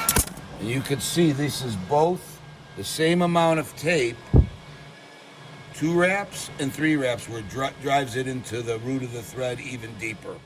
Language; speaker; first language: English; native; English